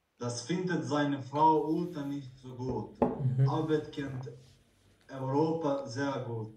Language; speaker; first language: German; non-native, learner; Bosnian